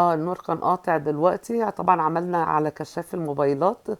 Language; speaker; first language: Arabic; native; Arabic